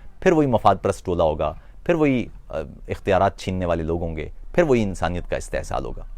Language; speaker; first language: Urdu; native; Urdu